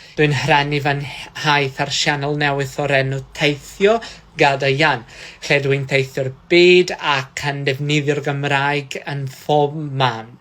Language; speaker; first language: Welsh; non-native, learner; Portuguese